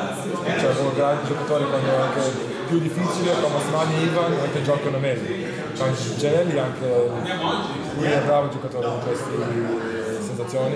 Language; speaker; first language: Italian; non-native, learner; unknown